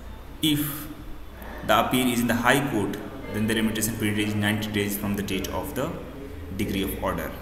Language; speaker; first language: English; non-native, local second language; Hindi